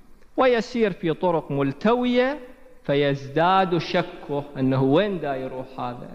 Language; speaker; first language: Arabic; native; Arabic